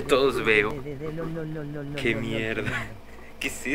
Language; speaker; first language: Spanish; native; Spanish